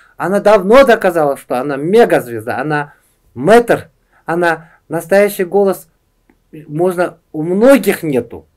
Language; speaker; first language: Russian; non-native, local second language; Uzbek